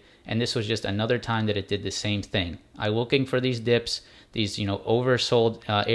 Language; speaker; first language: English; native; English